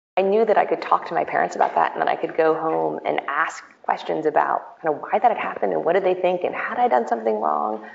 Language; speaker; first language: English; native; English